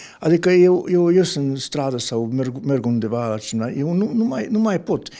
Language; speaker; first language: Romanian; non-native, local second language; Hungarian